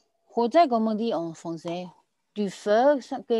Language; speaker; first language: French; non-native, learner; Chinese